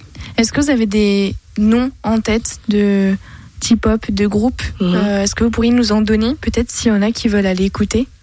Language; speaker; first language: French; native; French